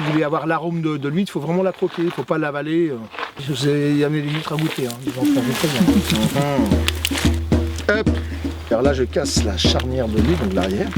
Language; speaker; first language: French; native; French